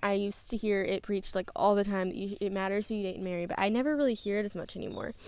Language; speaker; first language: English; native; English